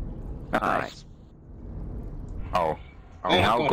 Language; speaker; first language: English; non-native, learner; German